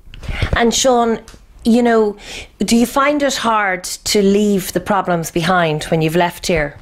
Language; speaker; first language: English; native; English